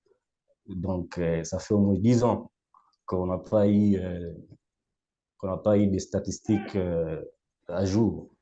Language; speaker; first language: French; non-native, local second language; Lingala